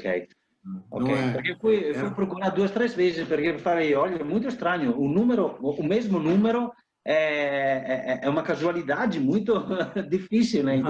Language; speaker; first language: Portuguese; non-native, fluent; Italian